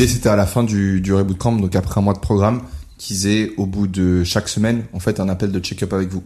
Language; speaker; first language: French; native; French